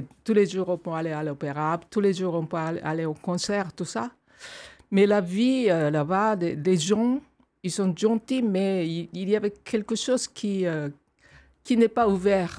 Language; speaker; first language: French; non-native, fluent; Japanese